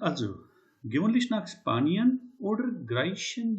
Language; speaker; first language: German; non-native, learner; Hindi